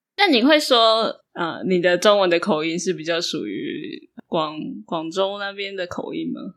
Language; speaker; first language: Chinese; native; Chinese